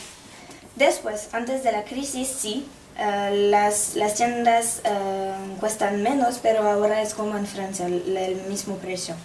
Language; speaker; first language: Spanish; non-native, learner; French